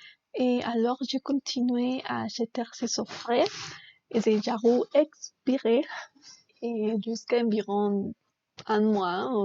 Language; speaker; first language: French; non-native, learner; Spanish